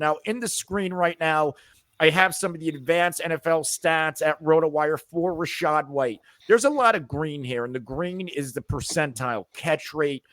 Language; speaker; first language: English; native; English